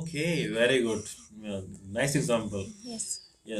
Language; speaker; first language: English; non-native, local second language; Hindi